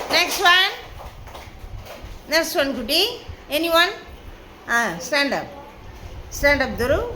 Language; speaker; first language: English; non-native, local second language; Tamil